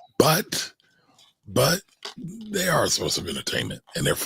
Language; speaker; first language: English; native; English